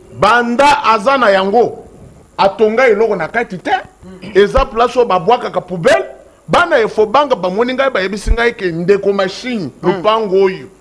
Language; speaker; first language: Lingala; non-native, local second language; Kituba (Democratic Republic of Congo)